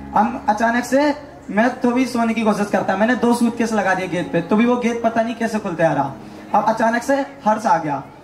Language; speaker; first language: Hindi; native; Hindi